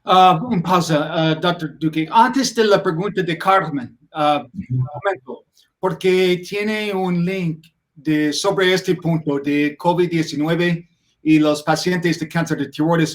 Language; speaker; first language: Spanish; non-native, learner; English